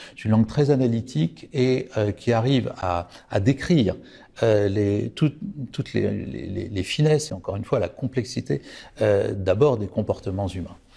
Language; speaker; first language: French; native; French